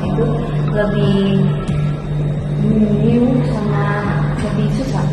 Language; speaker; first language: Indonesian; non-native, local second language; Min Nan Chinese